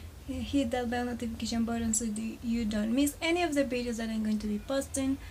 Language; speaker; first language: English; non-native, fluent; Spanish